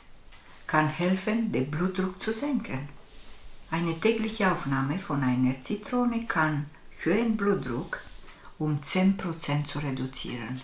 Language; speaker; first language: German; non-native, fluent; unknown